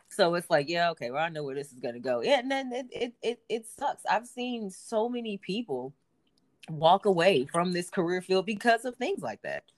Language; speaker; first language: English; native; English